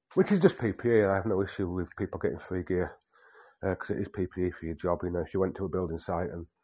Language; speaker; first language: English; native; English